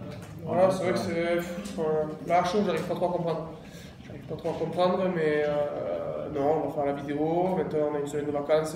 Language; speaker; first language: French; native; French